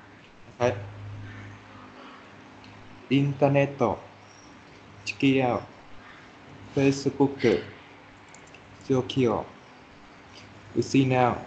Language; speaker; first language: Japanese; non-native, learner; Vietnamese